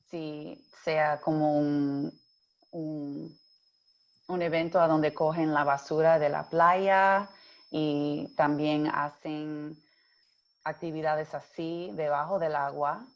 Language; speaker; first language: Spanish; early bilingual, heritage; English